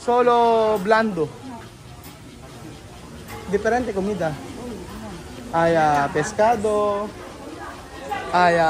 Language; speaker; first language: Spanish; non-native, learner; Filipino